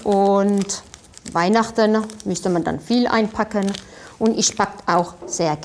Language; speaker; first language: German; non-native, fluent; French